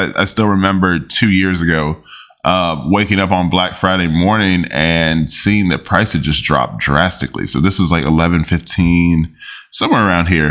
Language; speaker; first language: English; native; English